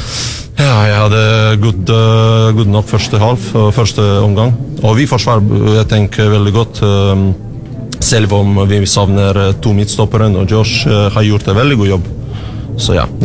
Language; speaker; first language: Norwegian; non-native, learner; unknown